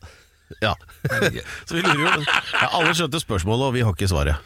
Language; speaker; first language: Norwegian; native; Norwegian